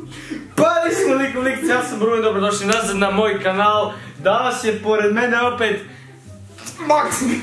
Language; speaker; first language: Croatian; early bilingual, heritage; Croatian